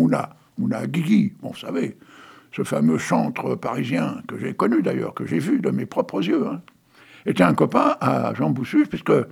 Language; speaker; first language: French; native; French